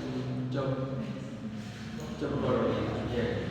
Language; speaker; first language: English; non-native, learner; Indonesian